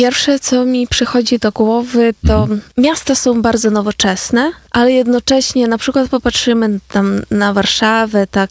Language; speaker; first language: Polish; non-native, fluent; Ukrainian